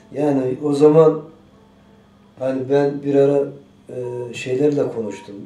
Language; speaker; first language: Turkish; native; Turkish